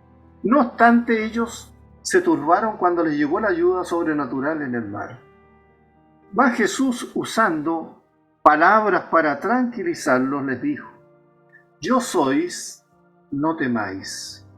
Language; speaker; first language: Spanish; native; Spanish